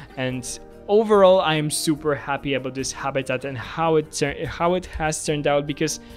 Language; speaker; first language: English; non-native, fluent; Polish